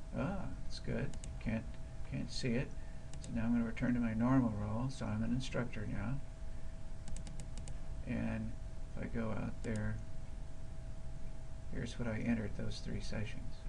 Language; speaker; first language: English; native; English